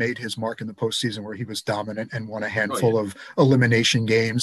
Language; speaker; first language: English; native; English